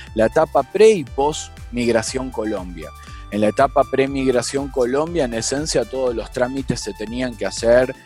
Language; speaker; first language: Spanish; native; Spanish